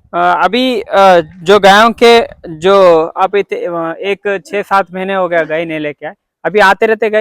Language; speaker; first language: Hindi; non-native, local second language; Telugu